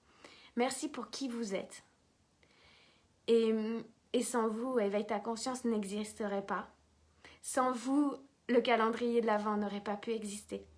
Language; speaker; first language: French; native; French